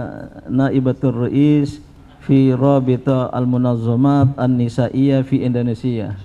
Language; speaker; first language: Arabic; non-native, fluent; Indonesian